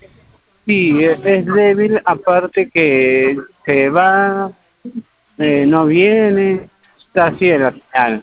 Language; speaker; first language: Spanish; native; Spanish